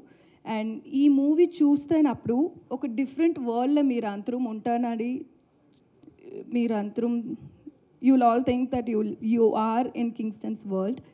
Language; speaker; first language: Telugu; non-native, learner; Tamil